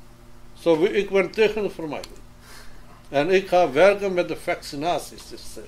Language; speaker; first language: Dutch; non-native, fluent; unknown